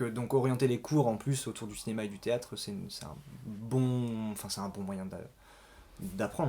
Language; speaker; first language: French; native; French